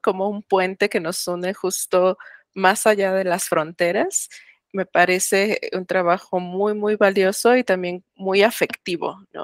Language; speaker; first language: Spanish; native; Spanish